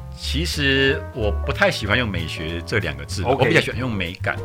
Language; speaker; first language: Chinese; native; Chinese